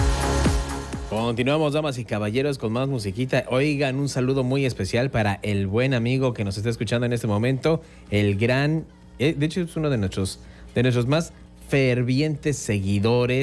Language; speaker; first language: Spanish; native; Spanish